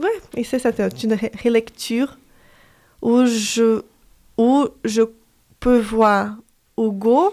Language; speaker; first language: French; non-native, fluent; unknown